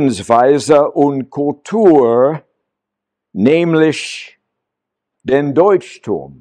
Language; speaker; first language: German; non-native, learner; English